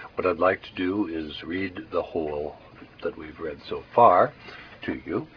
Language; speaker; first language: English; native; English